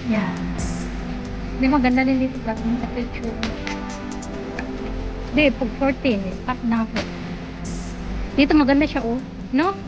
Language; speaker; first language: Filipino; non-native, local second language; Cebuano